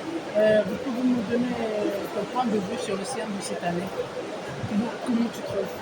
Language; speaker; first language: French; non-native, local second language; Arabic